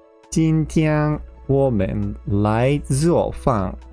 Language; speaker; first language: Chinese; non-native, learner; English